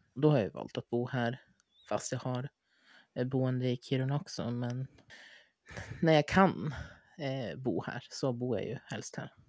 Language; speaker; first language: Swedish; native; Swedish